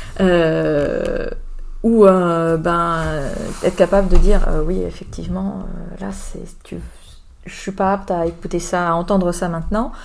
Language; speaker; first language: French; native; French